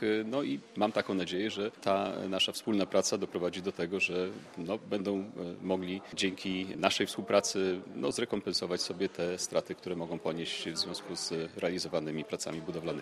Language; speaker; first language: Polish; native; Polish